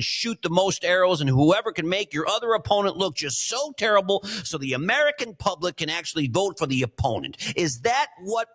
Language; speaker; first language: English; native; English